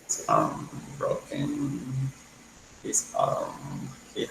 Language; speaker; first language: English; non-native, learner; Spanish